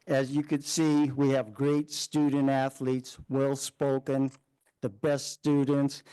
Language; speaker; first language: English; native; English